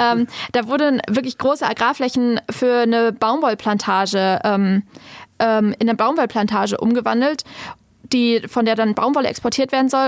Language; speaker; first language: German; native; German